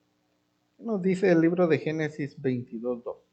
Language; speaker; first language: Spanish; native; Spanish